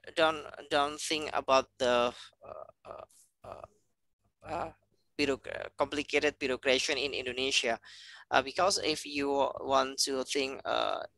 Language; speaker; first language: English; non-native, fluent; Indonesian